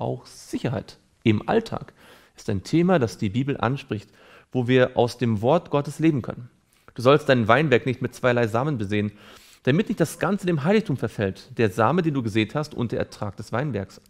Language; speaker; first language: German; native; German